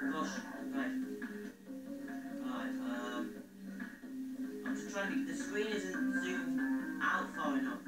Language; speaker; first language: English; native; English